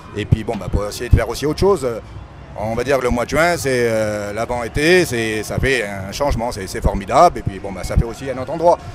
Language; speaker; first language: French; native; French